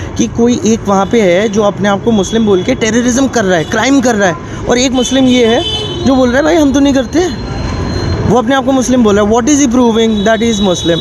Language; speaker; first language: Hindi; non-native, local second language; Manipuri